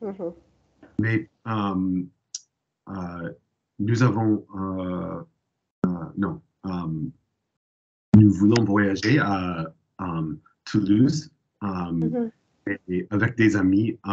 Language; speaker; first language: French; non-native, learner; English